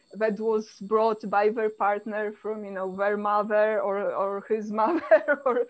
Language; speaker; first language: English; non-native, fluent; Polish